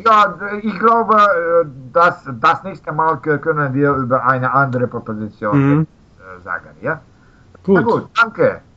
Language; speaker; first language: German; non-native, learner; Russian